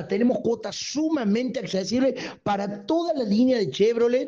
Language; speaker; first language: Spanish; native; Spanish